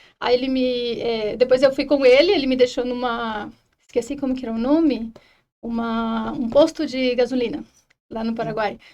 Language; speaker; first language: Portuguese; non-native, fluent; Spanish